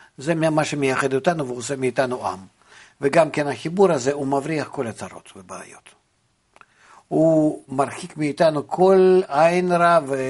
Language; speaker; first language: Hebrew; non-native, fluent; Russian